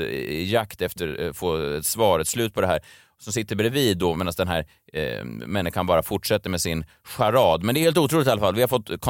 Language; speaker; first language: Swedish; native; Swedish